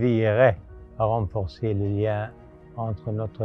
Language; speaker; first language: French; non-native, fluent; Arabic